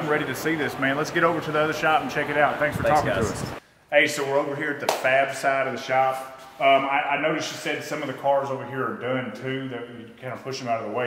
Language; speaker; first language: English; native; English